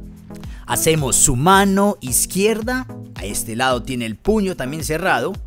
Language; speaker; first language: Spanish; native; Spanish